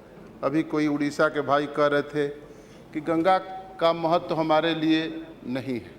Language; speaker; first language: Hindi; native; Hindi